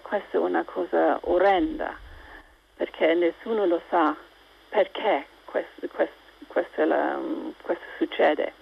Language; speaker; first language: Italian; non-native, local second language; English